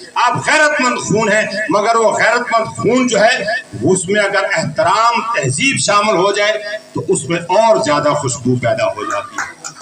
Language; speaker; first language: Urdu; non-native, local second language; Pashto